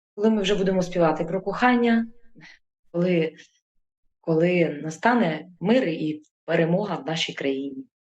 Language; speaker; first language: Ukrainian; native; Ukrainian